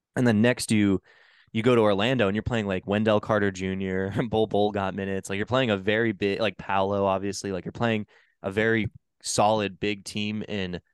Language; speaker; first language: English; native; English